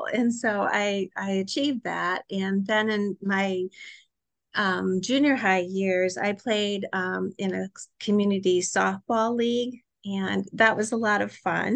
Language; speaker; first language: English; native; English